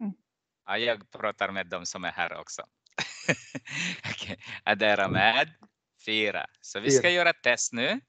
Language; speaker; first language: Swedish; non-native, fluent; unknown